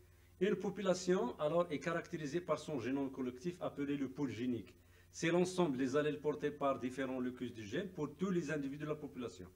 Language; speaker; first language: French; non-native, local second language; Arabic